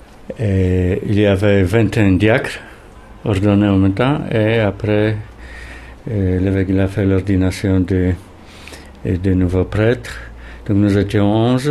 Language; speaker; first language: French; non-native, fluent; Polish